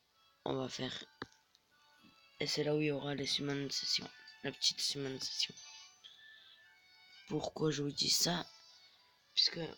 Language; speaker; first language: French; native; French